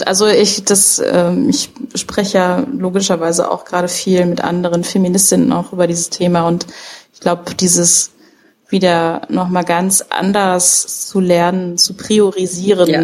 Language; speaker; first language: German; native; German